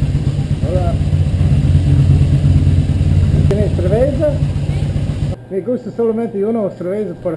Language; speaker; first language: Spanish; non-native, learner; English